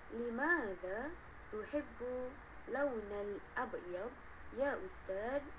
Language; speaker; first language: Arabic; non-native, learner; Malay